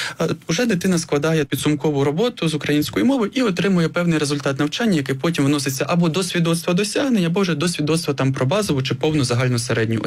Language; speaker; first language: Ukrainian; native; Ukrainian